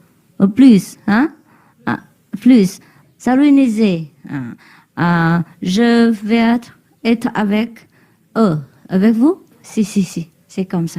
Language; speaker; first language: French; non-native, fluent; Vietnamese